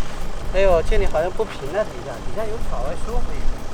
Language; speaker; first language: Chinese; native; Chinese